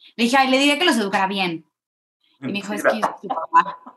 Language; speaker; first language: Spanish; native; Spanish